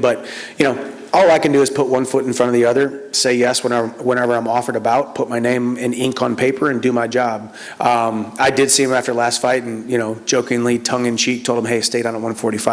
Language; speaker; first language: English; native; English